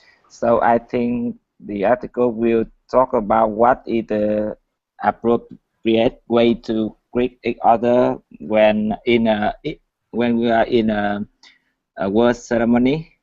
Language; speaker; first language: English; non-native, learner; Vietnamese